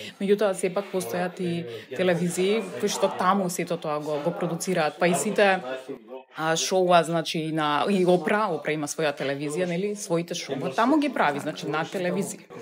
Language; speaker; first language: Macedonian; native; Macedonian